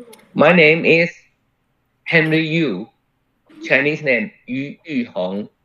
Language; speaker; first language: English; non-native, fluent; Chinese